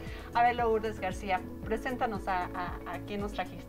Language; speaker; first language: Spanish; native; Spanish